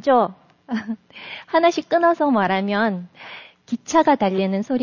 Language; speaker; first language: Korean; non-native, fluent; Russian